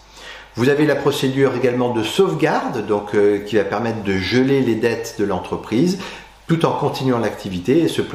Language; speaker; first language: French; native; French